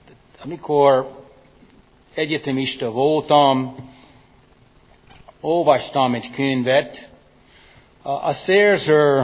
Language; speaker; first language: Hungarian; non-native, fluent; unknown